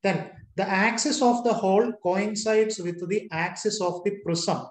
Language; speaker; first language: English; non-native, local second language; Malayalam